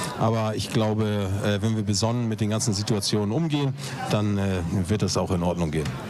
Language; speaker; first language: German; native; German